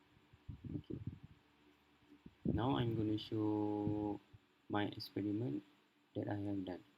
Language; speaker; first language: English; non-native, local second language; Malay